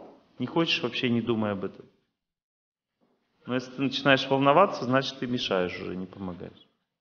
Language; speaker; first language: Russian; native; Russian